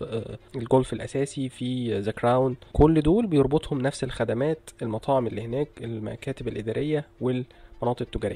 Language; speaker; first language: Arabic; native; Arabic